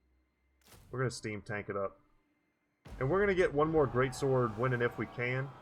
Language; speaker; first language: English; native; English